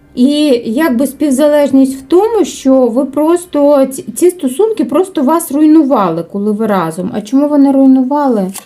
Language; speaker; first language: Ukrainian; non-native, local second language; Russian